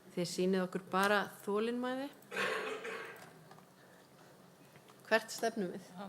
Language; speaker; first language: Icelandic; native; Icelandic